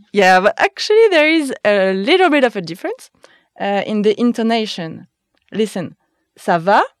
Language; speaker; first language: English; non-native, fluent; French